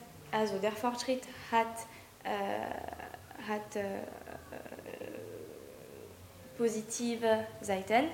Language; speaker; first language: German; non-native, learner; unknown